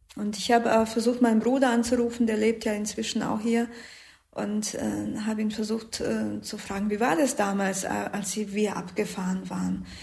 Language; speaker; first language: German; early bilingual, other home language; Croatian